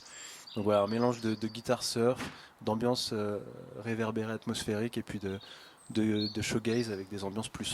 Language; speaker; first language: French; native; French